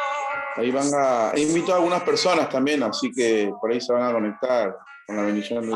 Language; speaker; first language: Spanish; native; Spanish